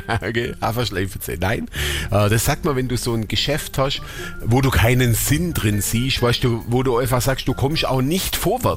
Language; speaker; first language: German; native; German